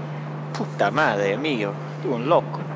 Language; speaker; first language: Spanish; non-native, learner; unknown